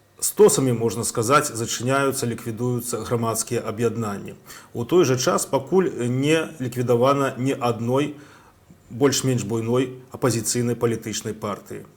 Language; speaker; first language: Belarusian; native; Belarusian